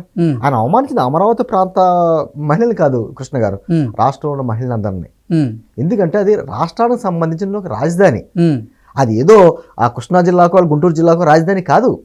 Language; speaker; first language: Telugu; native; Telugu